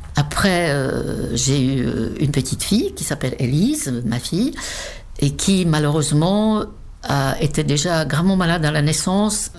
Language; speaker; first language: French; non-native, fluent; Czech